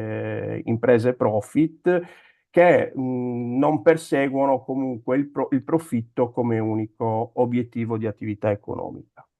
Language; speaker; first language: Italian; native; Italian